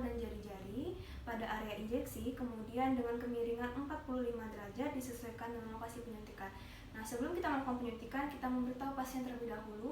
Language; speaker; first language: Indonesian; native; Indonesian